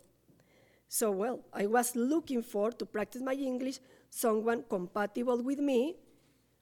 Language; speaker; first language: English; non-native, learner; Spanish